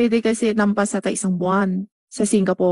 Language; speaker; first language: Filipino; non-native, learner; Chinese